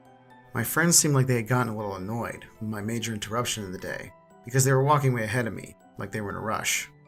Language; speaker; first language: English; native; English